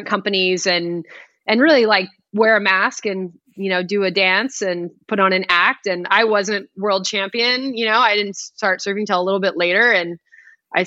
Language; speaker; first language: English; native; English